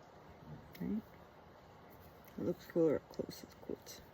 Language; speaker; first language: English; native; English